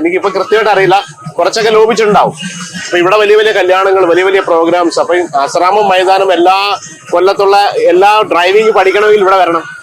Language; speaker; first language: Malayalam; native; Malayalam